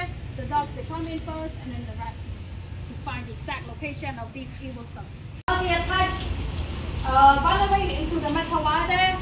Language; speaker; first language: English; non-native, fluent; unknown